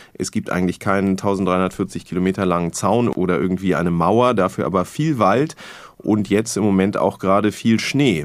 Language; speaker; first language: German; native; German